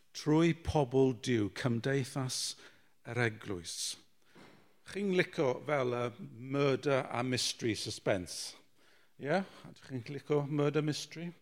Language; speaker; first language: Welsh; non-native, local second language; English